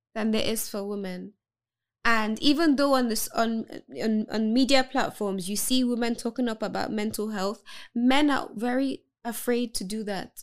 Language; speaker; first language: English; non-native, local second language; Yoruba